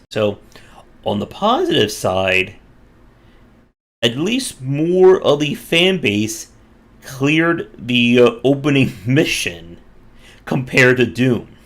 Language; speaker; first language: English; native; English